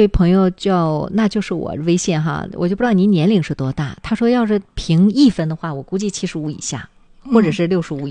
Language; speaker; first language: Chinese; native; Chinese